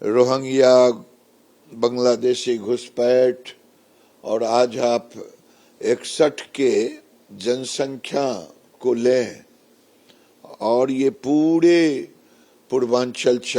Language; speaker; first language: Hindi; native; Hindi